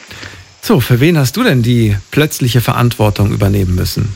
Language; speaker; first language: German; native; German